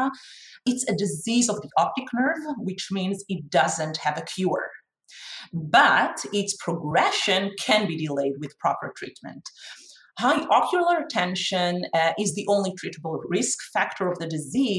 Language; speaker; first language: English; non-native, fluent; Hebrew